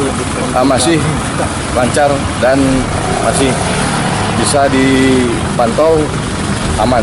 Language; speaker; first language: Indonesian; native; Indonesian